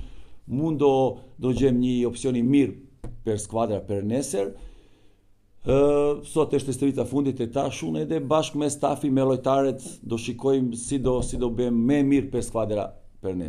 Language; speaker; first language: Albanian; non-native, learner; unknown